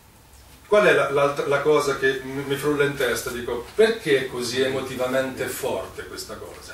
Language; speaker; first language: Italian; native; Italian